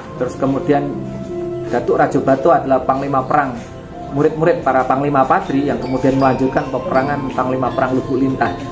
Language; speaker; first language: Indonesian; non-native, local second language; Sundanese